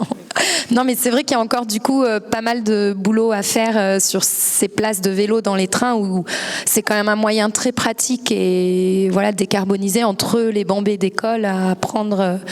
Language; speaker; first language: French; native; French